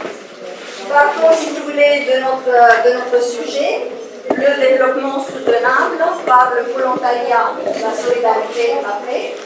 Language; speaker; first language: French; non-native, fluent; Romanian